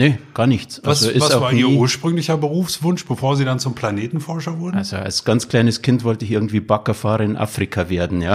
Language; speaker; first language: German; native; German